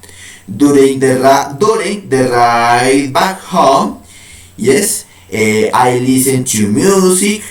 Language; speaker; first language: English; non-native, learner; Spanish